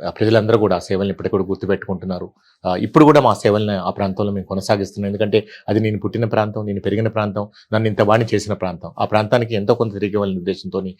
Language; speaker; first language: Telugu; native; Telugu